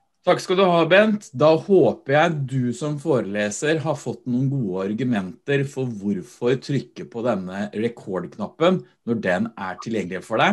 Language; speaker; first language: Norwegian; native; Norwegian